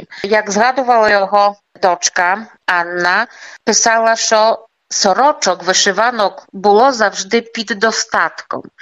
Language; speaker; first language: Ukrainian; early bilingual, heritage; Ukrainian